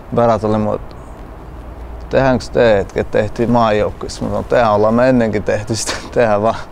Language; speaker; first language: Finnish; early bilingual, other home language; Albanian